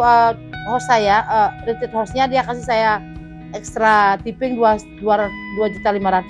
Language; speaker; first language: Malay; non-native, local second language; Balinese